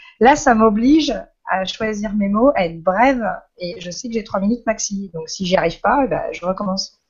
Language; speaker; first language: French; native; French